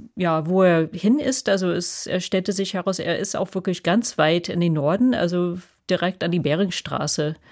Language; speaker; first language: German; non-native, fluent; English